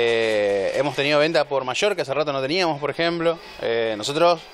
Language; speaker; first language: Spanish; native; Spanish